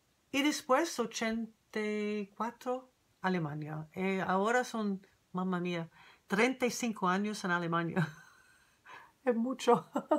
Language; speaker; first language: Spanish; non-native, learner; English